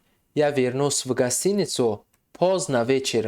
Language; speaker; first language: Russian; non-native, fluent; Tajik